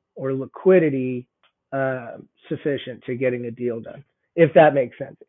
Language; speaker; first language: English; native; English